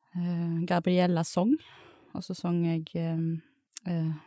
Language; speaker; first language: Norwegian; native; Norwegian